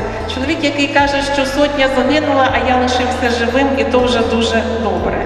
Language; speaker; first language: Ukrainian; native; Ukrainian